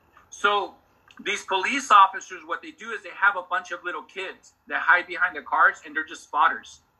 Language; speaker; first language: English; early bilingual, other home language; Spanish